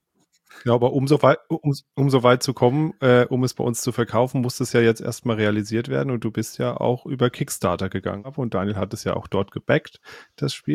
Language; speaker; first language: German; native; German